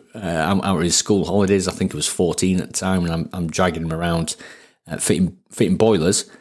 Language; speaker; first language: English; native; English